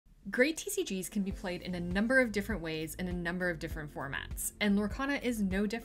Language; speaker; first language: English; native; English